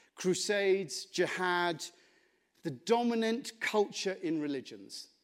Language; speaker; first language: English; native; English